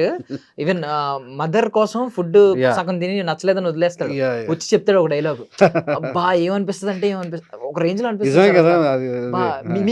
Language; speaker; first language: Telugu; native; Telugu